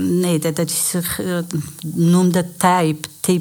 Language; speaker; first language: Dutch; non-native, learner; Persian